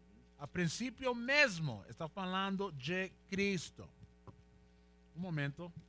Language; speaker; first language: Portuguese; non-native, learner; Spanish